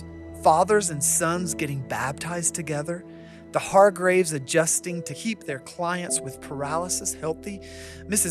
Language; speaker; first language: English; native; English